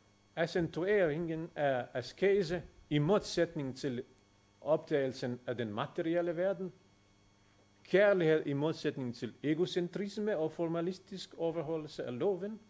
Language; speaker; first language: Danish; non-native, fluent; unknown